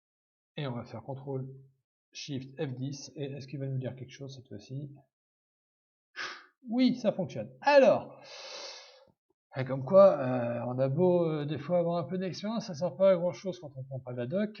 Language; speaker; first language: French; native; French